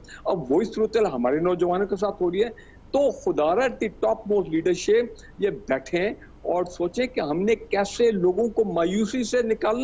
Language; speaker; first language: Urdu; native; Urdu